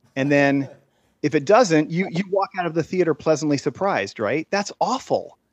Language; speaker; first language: English; native; English